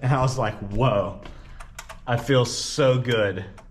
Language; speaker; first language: English; native; English